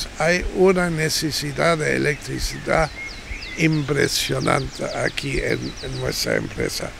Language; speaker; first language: Spanish; non-native, fluent; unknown